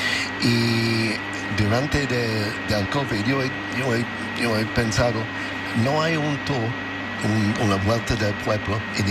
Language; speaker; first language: Spanish; non-native, learner; English